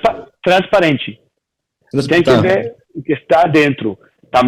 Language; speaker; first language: Portuguese; early bilingual, heritage; Portuguese